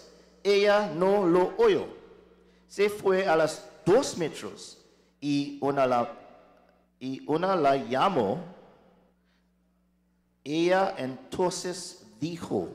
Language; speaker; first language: Spanish; non-native, learner; English